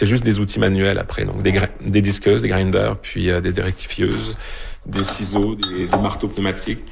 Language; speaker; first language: French; native; French